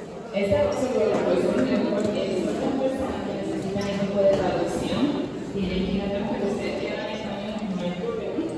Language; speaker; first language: Spanish; early bilingual, heritage; Spanish